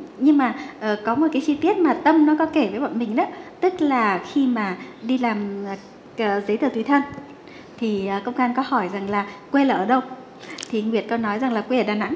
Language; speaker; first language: Vietnamese; native; Vietnamese